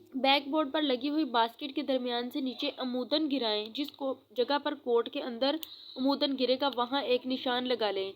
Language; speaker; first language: Urdu; non-native, local second language; Punjabi